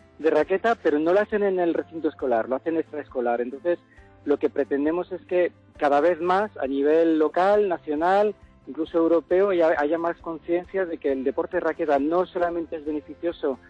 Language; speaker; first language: Spanish; non-native, fluent; French